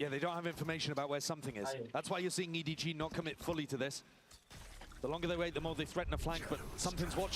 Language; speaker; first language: English; native; English